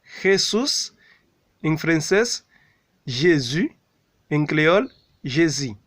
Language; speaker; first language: French; non-native, learner; Haitian Creole